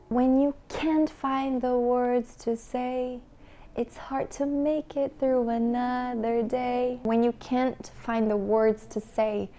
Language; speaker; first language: English; non-native, fluent; Portuguese